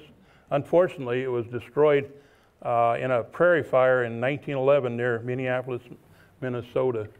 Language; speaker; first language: English; native; English